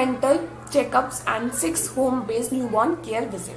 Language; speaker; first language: Hindi; native; Hindi